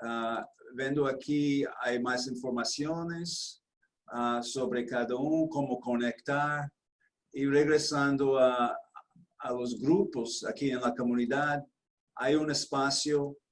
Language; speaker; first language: Spanish; non-native, fluent; Portuguese